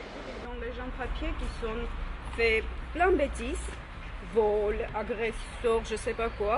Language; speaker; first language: French; non-native, learner; Armenian